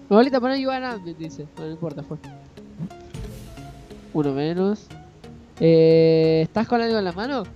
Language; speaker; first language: Spanish; native; Spanish